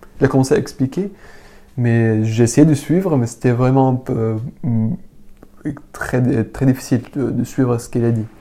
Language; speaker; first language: French; non-native, learner; Arabic